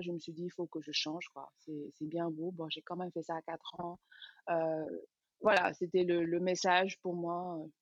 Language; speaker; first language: French; non-native, local second language; Wolof